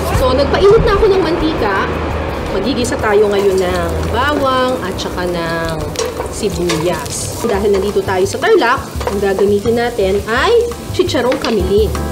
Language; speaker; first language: Filipino; non-native, local second language; Pampanga